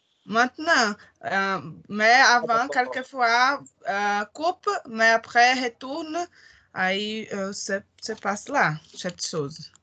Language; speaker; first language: French; non-native, learner; Portuguese